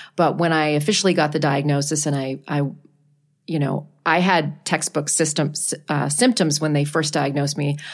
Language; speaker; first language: English; native; English